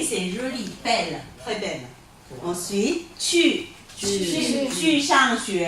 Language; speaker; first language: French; non-native, fluent; Chinese